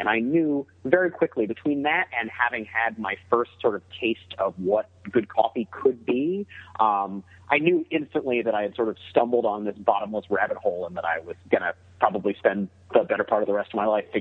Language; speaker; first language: English; native; English